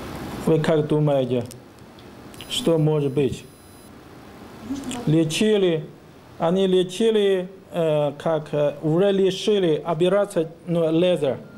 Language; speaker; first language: Russian; non-native, learner; Chinese